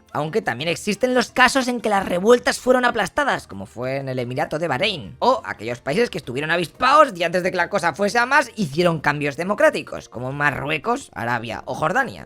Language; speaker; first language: Spanish; native; Spanish